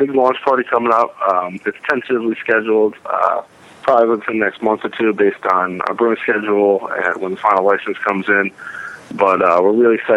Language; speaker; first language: English; native; English